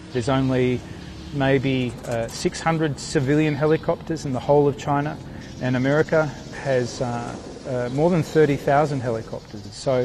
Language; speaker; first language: English; native; English